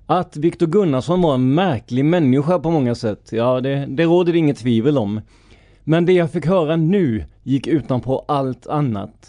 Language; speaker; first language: Swedish; native; Swedish